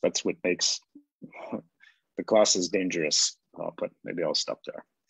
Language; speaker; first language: English; native; English